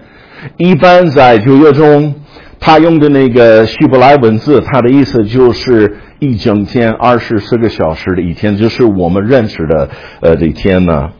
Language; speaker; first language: Chinese; non-native, fluent; English